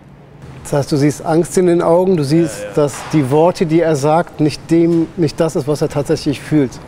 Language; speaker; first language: German; native; German